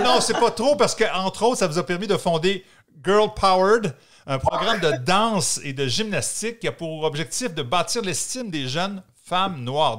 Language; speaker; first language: French; native; French